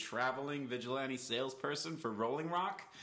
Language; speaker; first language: English; native; English